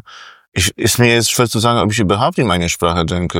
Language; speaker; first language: German; non-native, fluent; Polish